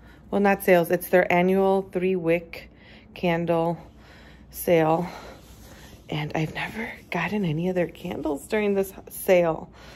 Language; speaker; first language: English; early bilingual, other home language; Spanish